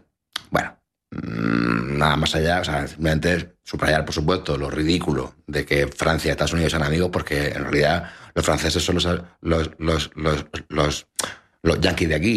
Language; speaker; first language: Spanish; native; Spanish